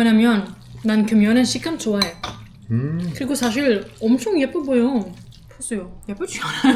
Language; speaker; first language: Korean; non-native, learner; German